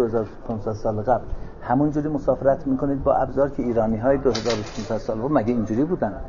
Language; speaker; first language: Persian; native; Persian